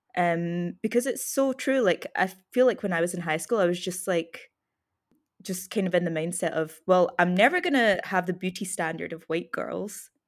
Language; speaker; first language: English; native; English